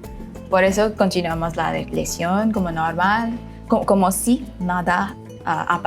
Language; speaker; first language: Spanish; non-native, fluent; Thai